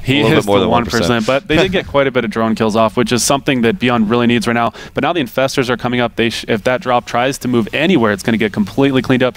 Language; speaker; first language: English; native; English